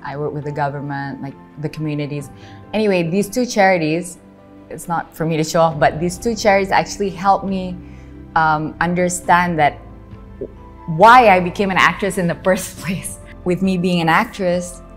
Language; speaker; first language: English; early bilingual, other home language; Indonesian